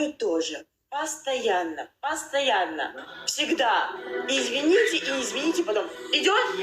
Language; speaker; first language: Russian; non-native, learner; Uzbek